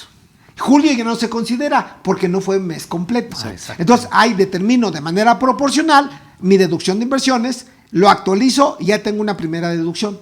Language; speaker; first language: Spanish; native; Spanish